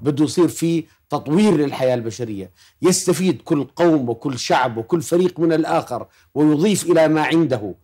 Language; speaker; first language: Arabic; native; Arabic